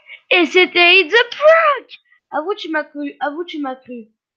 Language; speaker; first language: French; native; French